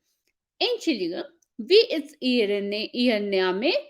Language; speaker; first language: German; non-native, fluent; Hindi